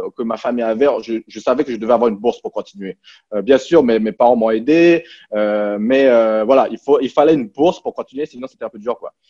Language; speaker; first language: French; early bilingual, other home language; Cantonese